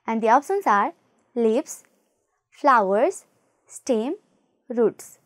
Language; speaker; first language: English; non-native, local second language; Nepali